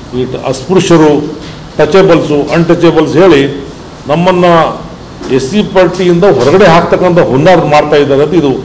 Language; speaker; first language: Kannada; non-native, local second language; Lambadi